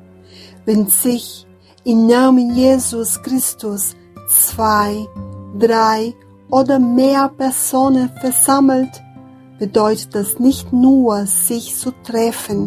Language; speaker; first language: German; non-native, fluent; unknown